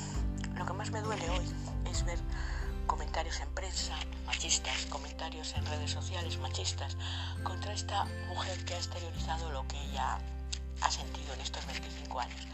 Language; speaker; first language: Spanish; native; Spanish